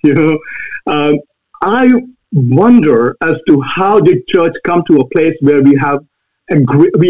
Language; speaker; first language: English; non-native, local second language; Malayalam